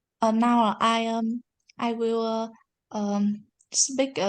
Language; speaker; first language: English; non-native, learner; Vietnamese